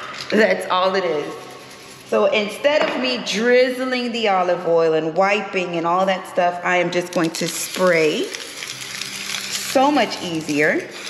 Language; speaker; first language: English; early bilingual, other home language; Spanish